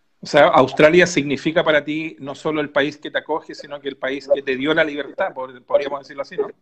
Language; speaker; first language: Spanish; native; Spanish